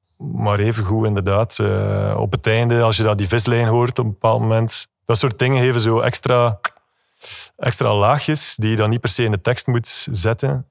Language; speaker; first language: Dutch; native; Dutch